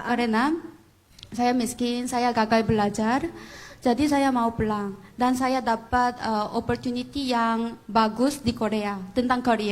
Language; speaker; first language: Indonesian; non-native, learner; Korean